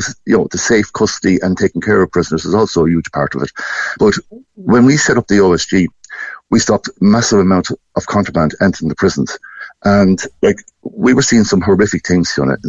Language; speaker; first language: English; native; English